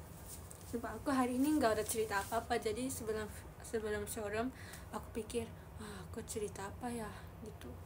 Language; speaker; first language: Indonesian; non-native, learner; Japanese